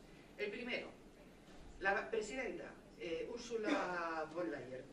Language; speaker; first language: Spanish; native; Spanish